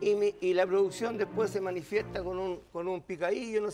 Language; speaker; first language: Spanish; native; Spanish